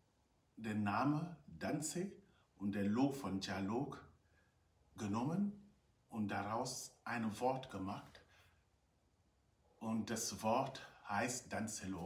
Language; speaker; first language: German; non-native, fluent; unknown